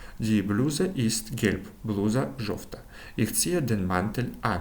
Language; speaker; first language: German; non-native, fluent; Ukrainian